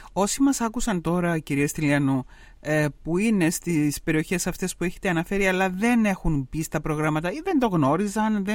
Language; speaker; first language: Greek; native; Greek